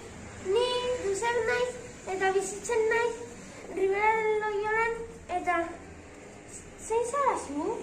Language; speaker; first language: Basque; non-native, learner; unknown